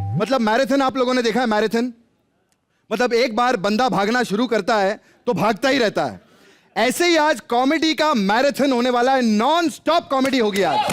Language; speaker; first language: Hindi; native; Hindi